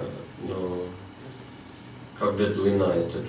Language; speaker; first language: Russian; non-native, fluent; English